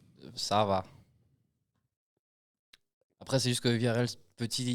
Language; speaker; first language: French; native; French